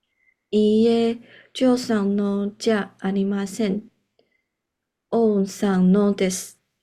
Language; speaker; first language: Japanese; non-native, learner; Chinese